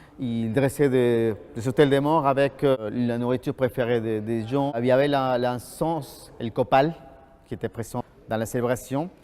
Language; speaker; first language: French; non-native, fluent; Spanish